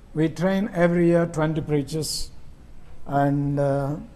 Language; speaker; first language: English; non-native, local second language; Telugu